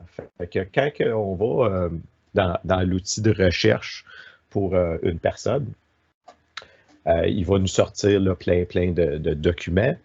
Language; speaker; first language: French; native; French